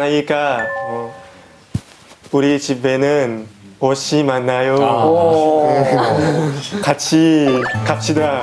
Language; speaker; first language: Korean; non-native, learner; Thai